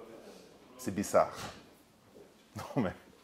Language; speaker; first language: French; non-native, fluent; Swedish